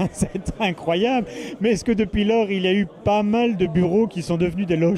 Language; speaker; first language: French; native; French